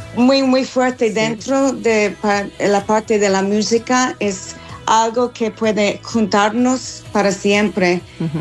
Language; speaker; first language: Spanish; non-native, learner; English